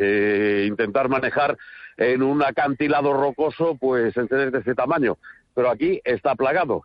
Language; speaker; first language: Spanish; native; Spanish